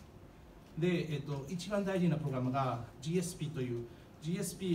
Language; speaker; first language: Japanese; non-native, fluent; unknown